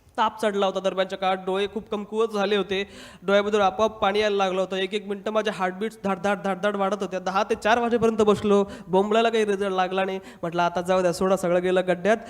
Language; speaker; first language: Marathi; non-native, local second language; Hindi